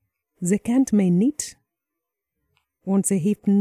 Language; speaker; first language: Dutch; non-native, fluent; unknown